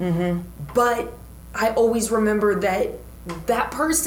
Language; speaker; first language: English; native; English